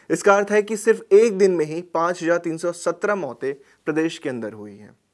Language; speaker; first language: Hindi; native; Hindi